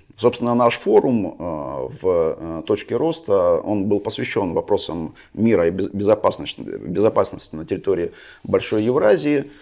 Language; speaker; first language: Russian; native; Russian